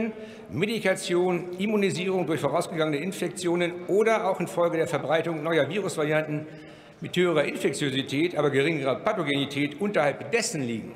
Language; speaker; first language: German; native; German